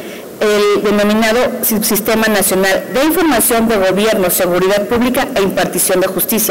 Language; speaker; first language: Spanish; native; Spanish